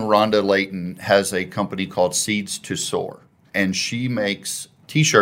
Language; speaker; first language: English; native; English